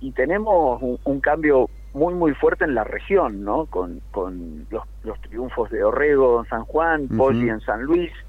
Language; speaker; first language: Spanish; native; Spanish